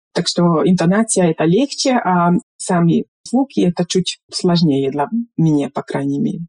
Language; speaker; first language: Russian; non-native, fluent; Hungarian